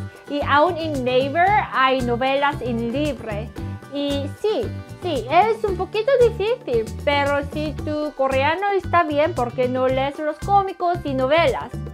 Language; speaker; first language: Spanish; non-native, fluent; Korean